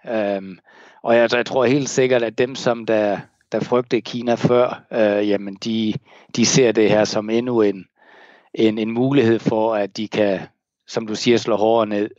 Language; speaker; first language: Danish; native; Danish